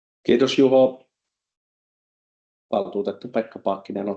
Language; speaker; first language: Finnish; native; Finnish